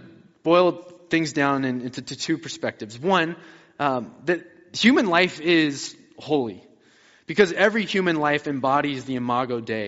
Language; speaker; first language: English; native; English